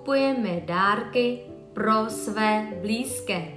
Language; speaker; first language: Czech; non-native, fluent; Vietnamese